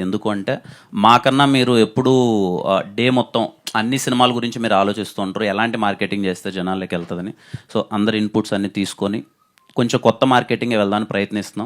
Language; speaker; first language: Telugu; native; Telugu